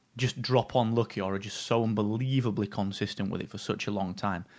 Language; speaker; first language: English; native; English